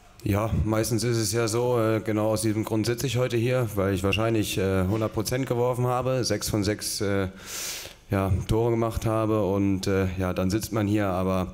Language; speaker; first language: German; native; German